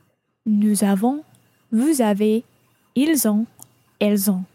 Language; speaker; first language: French; non-native, learner; English